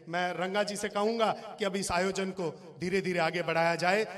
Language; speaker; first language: Hindi; non-native, local second language; Marwari